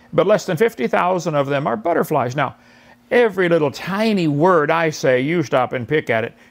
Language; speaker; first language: English; native; English